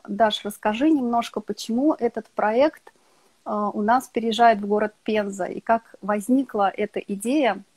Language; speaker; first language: Russian; native; Russian